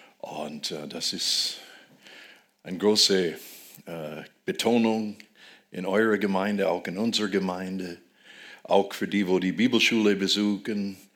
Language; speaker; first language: German; non-native, fluent; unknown